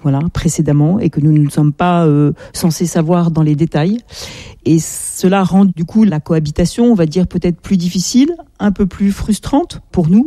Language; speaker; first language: French; native; French